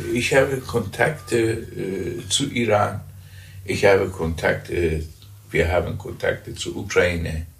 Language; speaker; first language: German; early bilingual, other home language; Persian